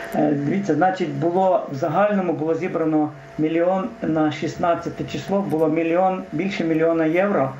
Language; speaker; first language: Ukrainian; native; Ukrainian